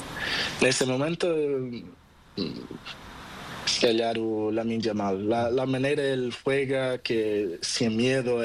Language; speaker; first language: Spanish; non-native, learner; Portuguese